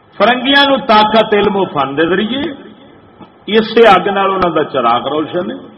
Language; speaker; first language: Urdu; non-native, local second language; Punjabi